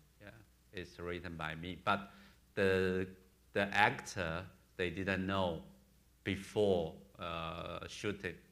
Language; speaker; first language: English; non-native, learner; Chinese